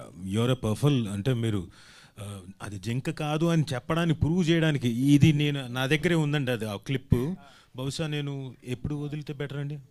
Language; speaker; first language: Telugu; native; Telugu